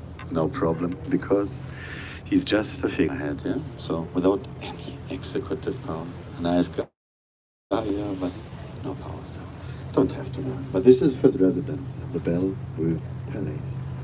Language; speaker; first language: English; non-native, fluent; German